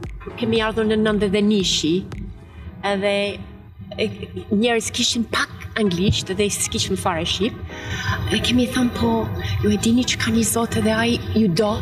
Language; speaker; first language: Albanian; non-native, learner; English